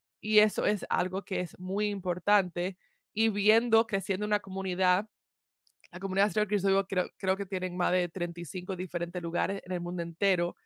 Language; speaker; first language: Spanish; early bilingual, heritage; Spanish